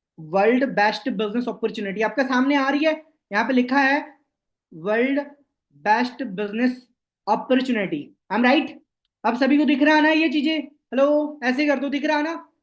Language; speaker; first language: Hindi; non-native, local second language; Bangla